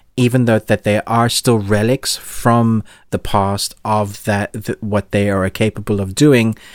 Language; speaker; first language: English; native; English